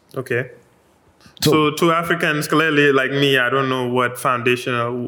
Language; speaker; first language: English; non-native, local second language; Wolof